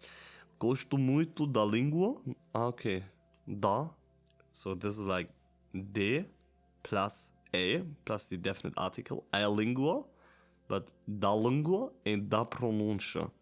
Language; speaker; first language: Portuguese; non-native, learner; German